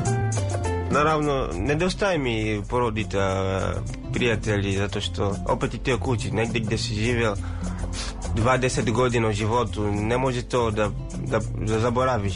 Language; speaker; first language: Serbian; non-native, learner; Swahili